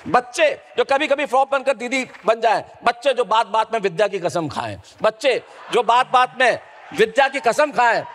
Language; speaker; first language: Hindi; native; Hindi